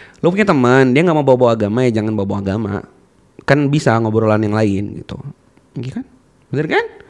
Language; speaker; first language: Indonesian; native; Indonesian